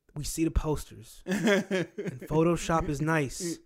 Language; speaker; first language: English; native; English